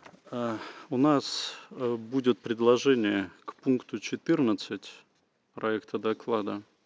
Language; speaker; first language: Russian; native; Russian